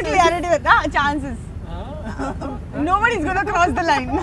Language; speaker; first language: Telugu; non-native, local second language; Gujarati